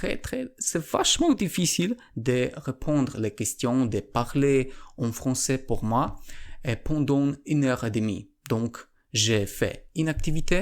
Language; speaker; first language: French; non-native, learner; Polish